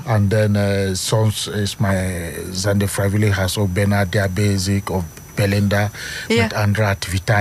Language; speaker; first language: Dutch; non-native, fluent; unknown